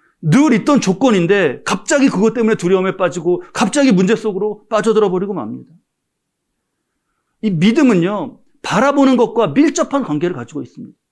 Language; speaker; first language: Korean; native; Korean